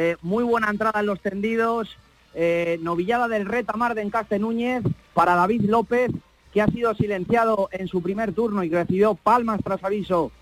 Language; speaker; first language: Spanish; native; Spanish